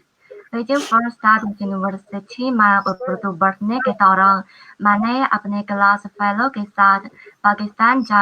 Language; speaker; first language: Hindi; non-native, fluent; Chinese